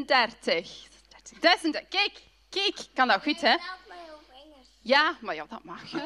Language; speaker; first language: Dutch; non-native, fluent; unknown